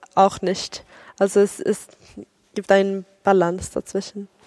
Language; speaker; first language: German; non-native, fluent; Swedish